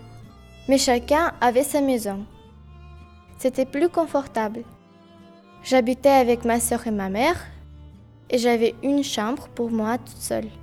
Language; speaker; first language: French; non-native, learner; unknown